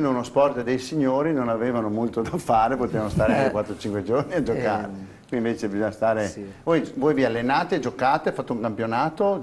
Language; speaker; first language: Italian; native; Italian